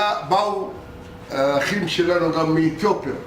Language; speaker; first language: Hebrew; non-native, local second language; Arabic